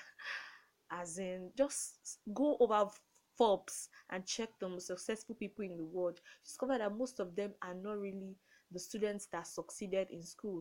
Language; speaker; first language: English; non-native, local second language; Yoruba